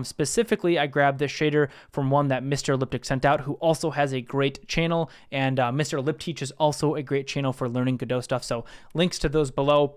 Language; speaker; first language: English; native; English